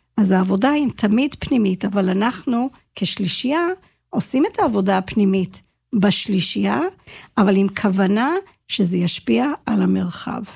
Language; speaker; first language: Hebrew; non-native, fluent; English